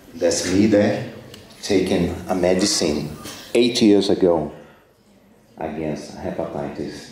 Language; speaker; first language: English; non-native, fluent; Portuguese